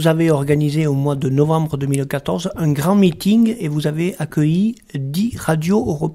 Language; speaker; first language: French; native; French